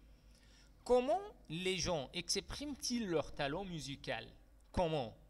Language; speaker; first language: French; non-native, fluent; Arabic